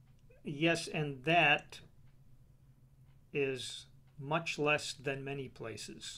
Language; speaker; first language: English; native; English